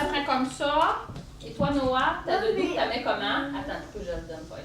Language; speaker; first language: French; native; French